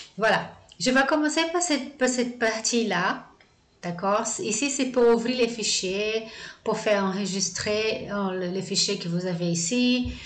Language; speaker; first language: French; non-native, fluent; Portuguese